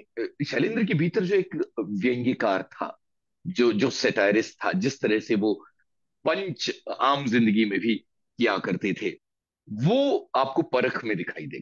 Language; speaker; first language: Hindi; native; Hindi